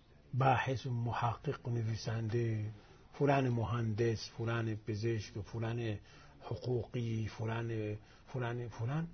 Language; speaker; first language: Persian; non-native, fluent; Arabic